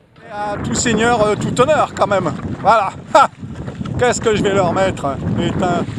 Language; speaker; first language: French; native; French